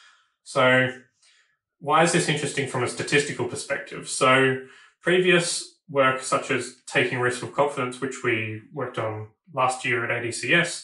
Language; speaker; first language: English; native; English